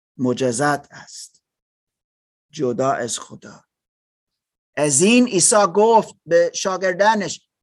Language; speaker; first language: Persian; non-native, learner; German